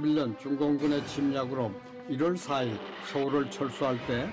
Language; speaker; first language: Korean; native; Korean